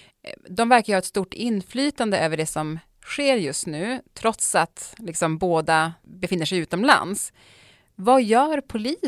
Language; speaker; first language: Swedish; native; Swedish